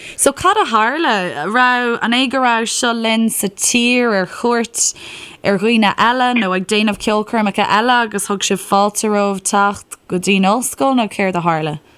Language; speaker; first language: Irish; non-native, local second language; English